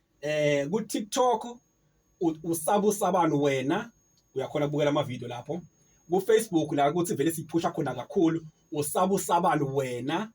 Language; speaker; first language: Zulu; non-native, local second language; Swati